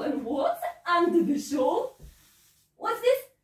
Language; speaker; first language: English; non-native, fluent; Russian